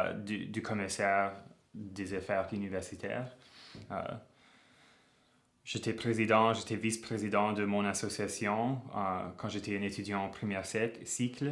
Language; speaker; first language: French; non-native, local second language; English